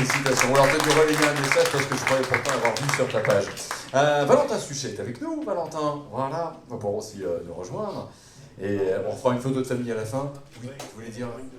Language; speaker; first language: French; native; French